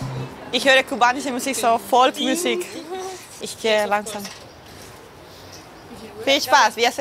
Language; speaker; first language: German; non-native, fluent; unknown